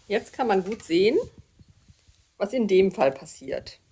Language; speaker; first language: German; native; German